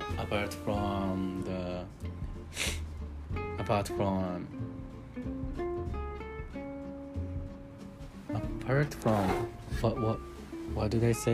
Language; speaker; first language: English; non-native, learner; Japanese